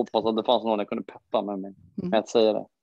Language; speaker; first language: Swedish; native; Swedish